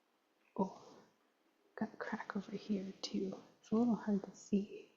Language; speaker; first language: English; native; English